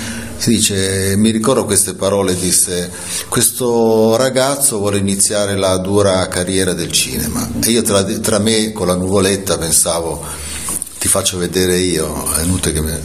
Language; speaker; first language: Italian; native; Italian